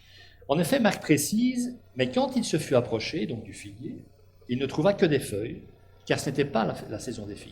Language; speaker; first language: French; native; French